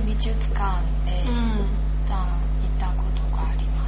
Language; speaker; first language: Japanese; non-native, learner; Chinese